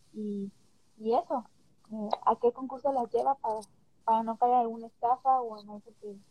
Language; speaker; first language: Spanish; native; Spanish